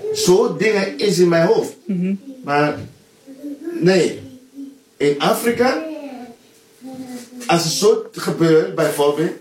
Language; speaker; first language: Dutch; non-native, learner; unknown